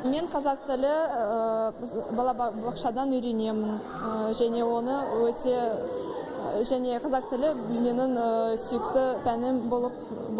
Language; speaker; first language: Kazakh; non-native, local second language; Russian